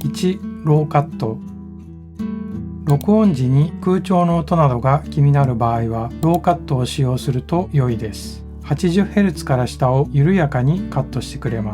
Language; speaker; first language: Japanese; native; Japanese